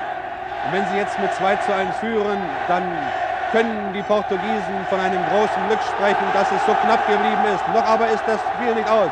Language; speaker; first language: German; native; German